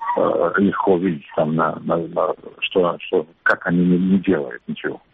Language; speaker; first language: Russian; non-native, learner; Macedonian